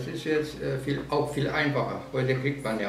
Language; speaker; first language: German; non-native, fluent; Slovenian